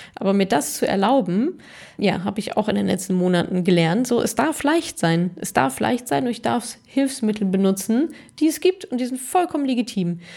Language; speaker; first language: German; native; German